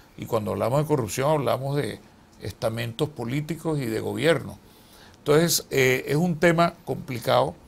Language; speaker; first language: Spanish; native; Spanish